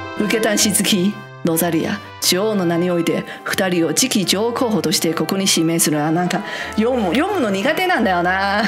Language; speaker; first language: Japanese; non-native, fluent; Chinese